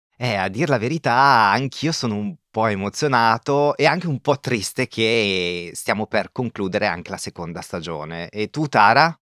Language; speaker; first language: Italian; native; Italian